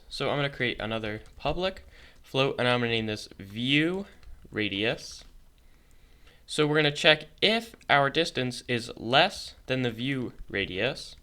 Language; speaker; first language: English; native; English